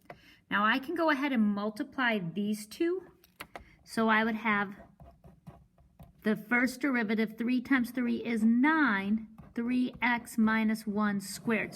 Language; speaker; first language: English; native; English